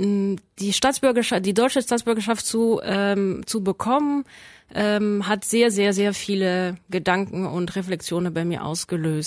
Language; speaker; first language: German; non-native, fluent; French